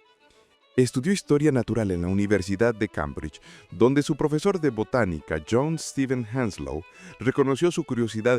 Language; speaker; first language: Spanish; native; Spanish